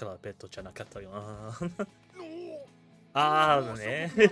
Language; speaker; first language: Japanese; non-native, learner; English